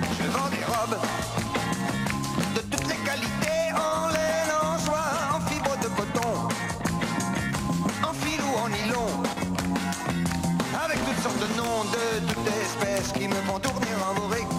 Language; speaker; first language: French; native; French